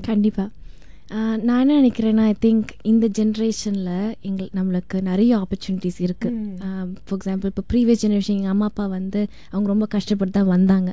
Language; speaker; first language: Tamil; early bilingual, heritage; Tamil